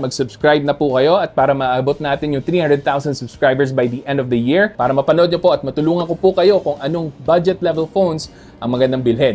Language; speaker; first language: Filipino; native; Filipino